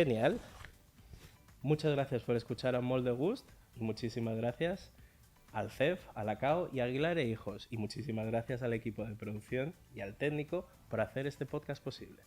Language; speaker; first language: Spanish; early bilingual, other home language; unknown